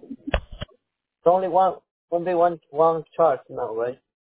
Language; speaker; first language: English; non-native, learner; Spanish